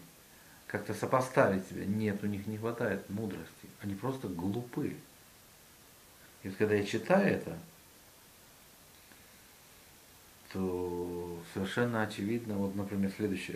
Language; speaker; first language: Russian; native; Russian